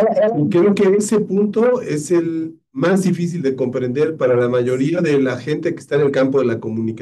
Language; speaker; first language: Spanish; native; Spanish